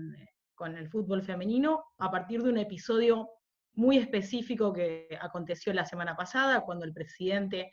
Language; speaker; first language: Spanish; native; Spanish